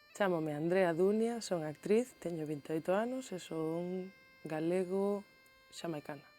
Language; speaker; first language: Galician; early bilingual, other home language; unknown